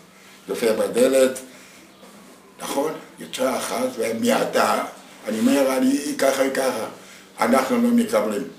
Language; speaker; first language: Hebrew; non-native, fluent; Yiddish